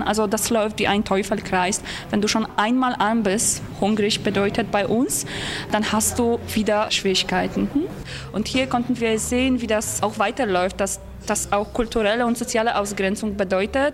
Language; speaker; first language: German; non-native, fluent; Polish